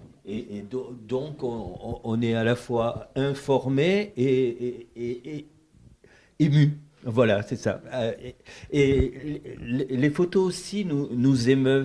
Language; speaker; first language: French; native; French